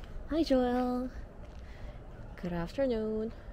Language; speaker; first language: English; non-native, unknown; Korean